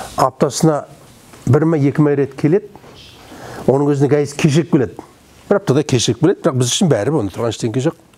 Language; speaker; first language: Kazakh; native; Kazakh